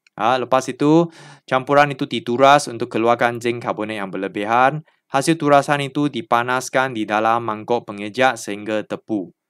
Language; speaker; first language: Malay; non-native, local second language; Chinese